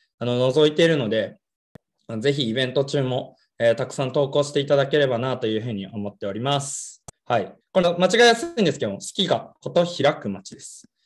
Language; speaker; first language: Japanese; native; Japanese